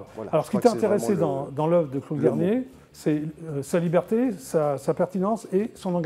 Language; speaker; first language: French; native; French